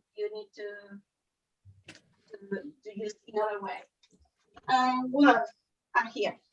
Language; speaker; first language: English; non-native, learner; Spanish